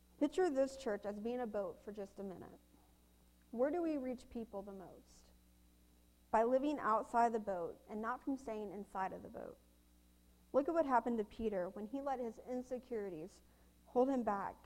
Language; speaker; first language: English; native; English